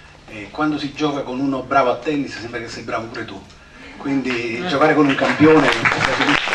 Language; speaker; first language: Italian; native; Italian